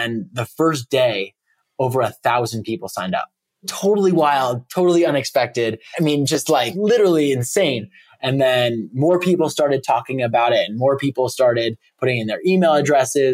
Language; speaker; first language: English; native; English